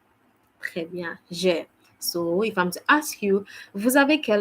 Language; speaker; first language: French; non-native, fluent; English